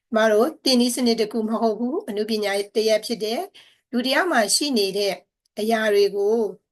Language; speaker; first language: Burmese; native; Burmese